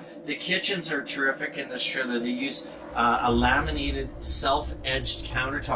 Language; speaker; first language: English; native; English